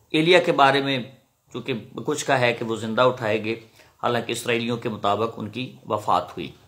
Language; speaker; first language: Urdu; non-native, local second language; Punjabi